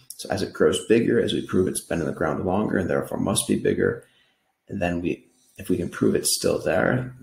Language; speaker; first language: English; native; English